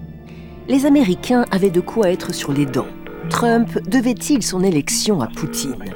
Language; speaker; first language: French; native; French